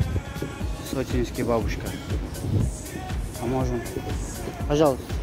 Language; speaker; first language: Russian; non-native, learner; Azerbaijani